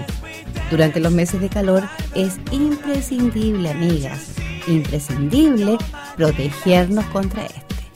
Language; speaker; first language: Spanish; native; Spanish